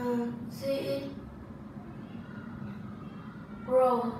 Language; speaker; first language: English; non-native, learner; Vietnamese